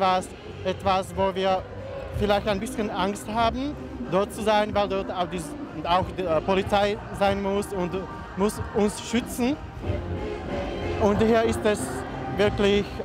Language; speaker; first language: German; non-native, learner; Slovak